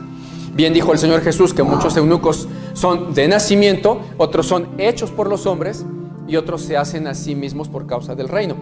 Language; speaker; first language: Spanish; native; Spanish